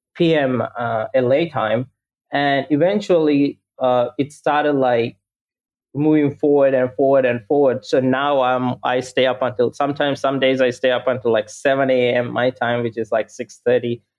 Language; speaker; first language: English; non-native, local second language; Sinhala